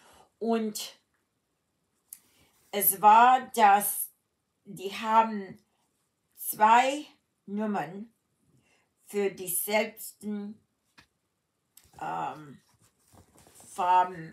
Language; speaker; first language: German; early bilingual, heritage; German